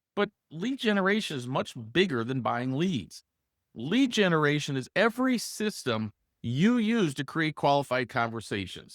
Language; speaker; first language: English; native; English